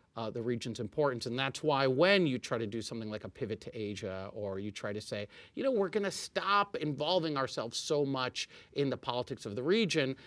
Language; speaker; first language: English; non-native, fluent; Arabic